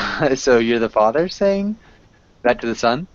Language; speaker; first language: English; native; English